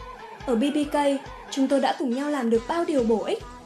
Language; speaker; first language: Vietnamese; native; Vietnamese